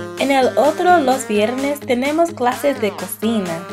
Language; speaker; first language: Spanish; non-native, learner; English